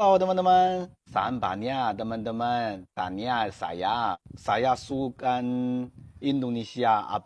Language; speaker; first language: Indonesian; non-native, learner; Chinese